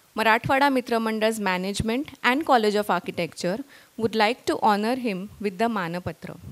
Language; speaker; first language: English; non-native, local second language; Marathi